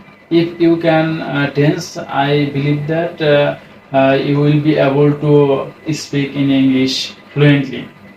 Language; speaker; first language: English; non-native, local second language; Bangla